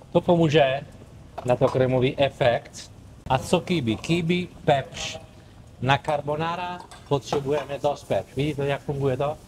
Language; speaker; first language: Czech; non-native, learner; Italian